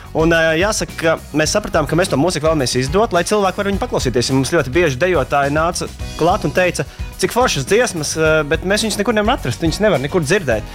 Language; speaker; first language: Latvian; native; Latvian